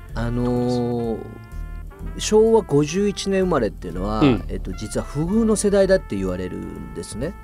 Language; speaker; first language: Japanese; native; Japanese